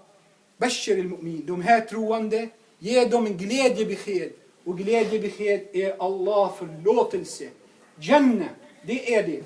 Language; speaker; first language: Swedish; non-native, fluent; Arabic